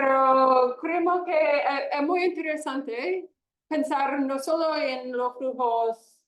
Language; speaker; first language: Spanish; non-native, fluent; English